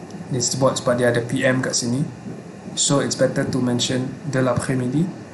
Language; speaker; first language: English; non-native, local second language; Malay